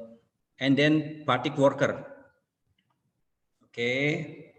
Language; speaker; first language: English; non-native, learner; Indonesian